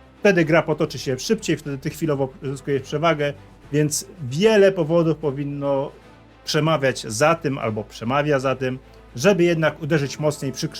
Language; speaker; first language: Polish; native; Polish